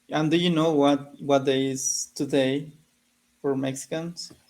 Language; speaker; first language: English; non-native, learner; Spanish